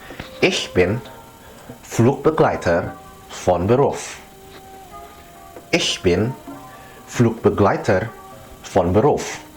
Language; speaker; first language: German; non-native, fluent; Indonesian